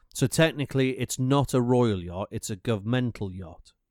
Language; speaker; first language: English; native; English